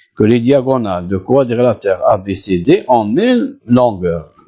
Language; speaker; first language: French; non-native, local second language; Arabic